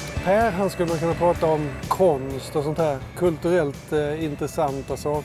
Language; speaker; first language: Swedish; native; Swedish